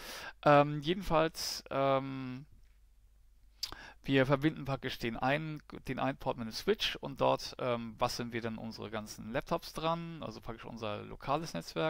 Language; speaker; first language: German; native; German